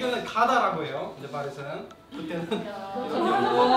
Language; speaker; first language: Korean; non-native, fluent; Nepali